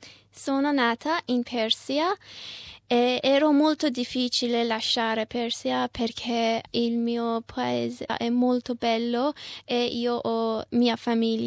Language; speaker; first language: Italian; non-native, learner; Persian